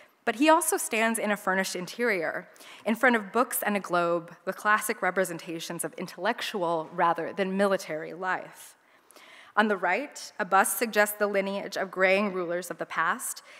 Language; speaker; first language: English; native; English